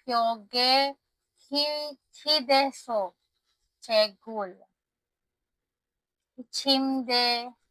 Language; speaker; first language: Korean; non-native, learner; Filipino